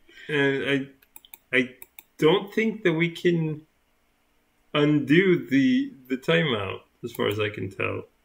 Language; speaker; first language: English; non-native, fluent; Swedish